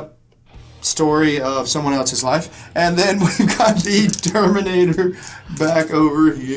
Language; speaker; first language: English; native; English